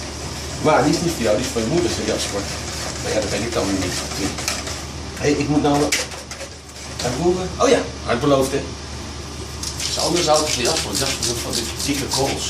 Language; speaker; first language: Dutch; native; Dutch